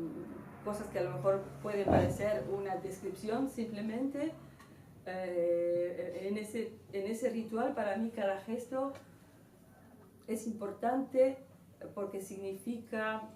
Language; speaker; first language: Spanish; native; Spanish